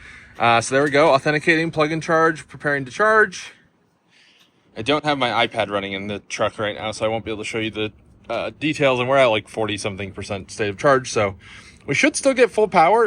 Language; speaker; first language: English; native; English